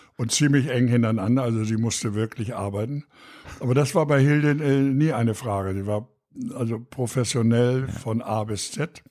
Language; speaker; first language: German; native; German